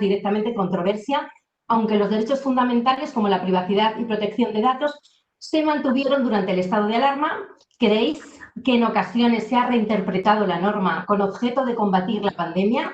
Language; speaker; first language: Spanish; native; Spanish